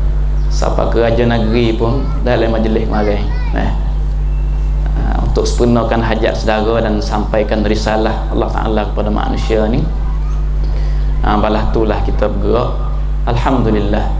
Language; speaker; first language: Malay; native; Malay